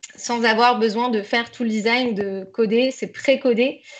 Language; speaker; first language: French; native; French